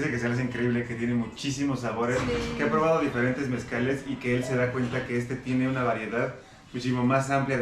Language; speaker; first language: Spanish; native; Spanish